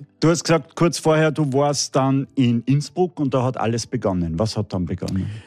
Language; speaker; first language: German; native; German